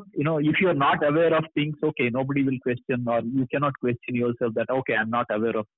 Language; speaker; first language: English; non-native, local second language; Kannada